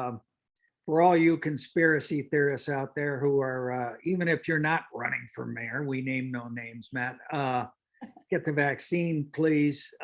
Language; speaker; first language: English; native; English